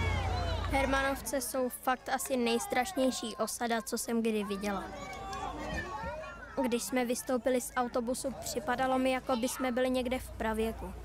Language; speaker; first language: Czech; native; Czech